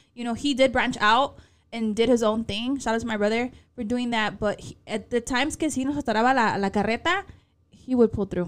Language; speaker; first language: English; early bilingual, other home language; Spanish